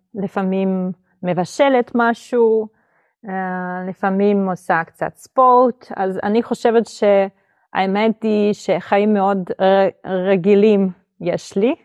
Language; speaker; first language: Hebrew; non-native, fluent; Russian